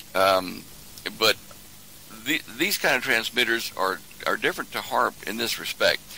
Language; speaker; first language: English; native; English